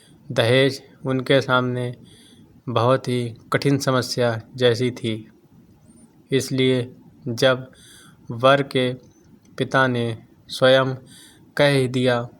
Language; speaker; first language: Hindi; native; Hindi